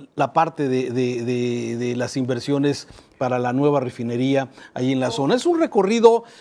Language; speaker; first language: Spanish; native; Spanish